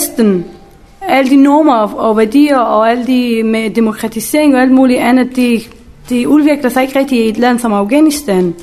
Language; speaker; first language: Danish; early bilingual, other home language; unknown